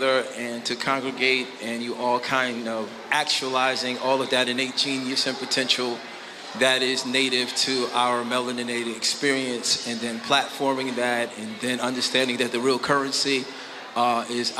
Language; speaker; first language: English; native; English